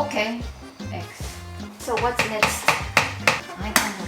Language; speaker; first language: English; non-native, learner; Japanese